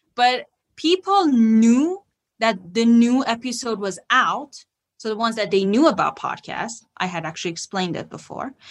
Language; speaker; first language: English; non-native, fluent; Persian